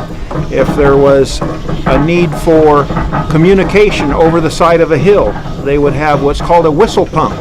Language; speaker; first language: English; native; English